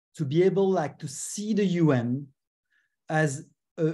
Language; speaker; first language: English; non-native, fluent; French